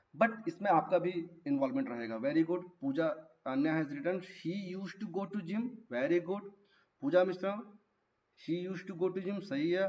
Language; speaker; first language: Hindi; native; Hindi